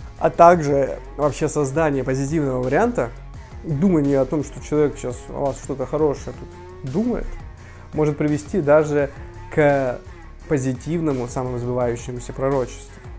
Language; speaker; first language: Russian; native; Russian